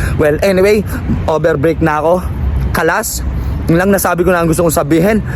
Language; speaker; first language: Filipino; non-native, local second language; Pampanga